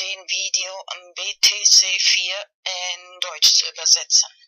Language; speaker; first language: German; non-native, learner; Spanish